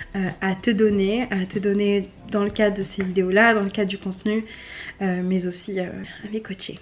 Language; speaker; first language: French; native; French